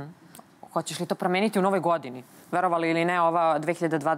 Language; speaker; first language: Serbian; native; Serbian